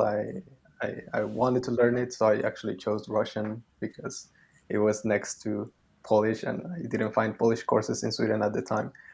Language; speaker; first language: English; non-native, fluent; Spanish